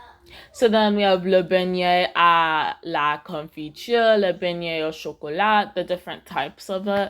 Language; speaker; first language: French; non-native, learner; English